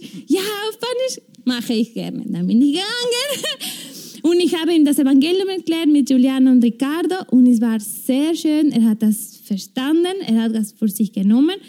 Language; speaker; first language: German; non-native, fluent; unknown